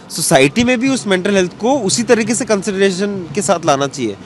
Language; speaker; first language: Hindi; native; Hindi